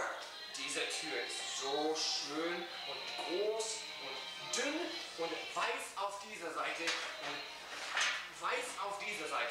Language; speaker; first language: German; non-native, learner; English